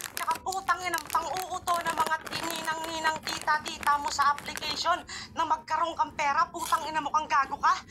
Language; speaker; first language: Filipino; non-native, local second language; Hiligaynon